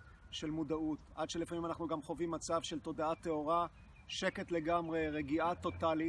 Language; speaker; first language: Hebrew; native; Hebrew